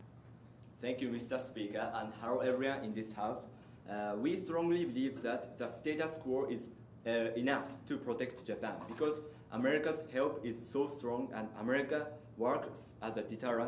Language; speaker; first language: English; non-native, fluent; Japanese